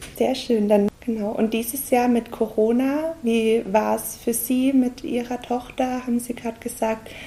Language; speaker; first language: German; native; German